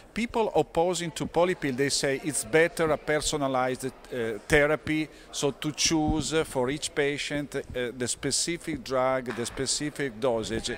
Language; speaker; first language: English; non-native, fluent; Italian